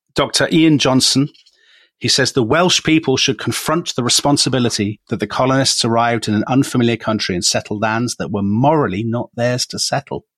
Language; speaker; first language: English; native; English